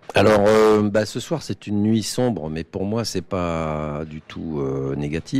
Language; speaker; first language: French; native; French